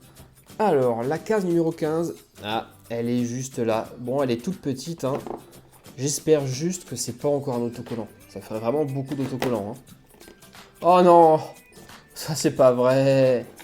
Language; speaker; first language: French; native; French